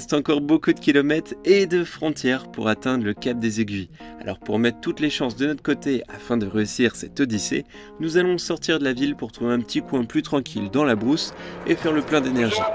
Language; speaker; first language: French; native; French